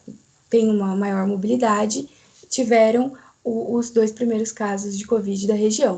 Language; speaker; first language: Portuguese; native; Portuguese